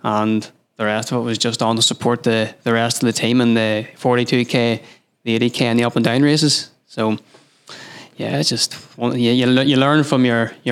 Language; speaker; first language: English; native; English